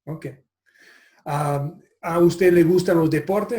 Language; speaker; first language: Spanish; non-native, fluent; English